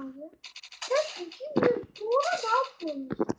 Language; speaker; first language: Turkish; early bilingual, heritage; Turkish